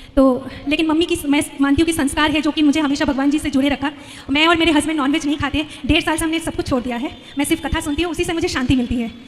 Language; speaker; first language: Hindi; non-native, local second language; Bangla